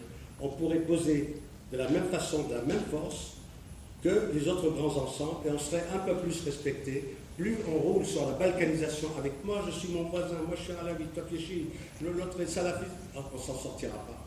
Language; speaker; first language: French; native; French